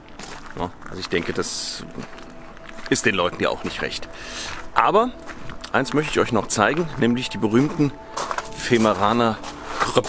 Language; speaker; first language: German; native; German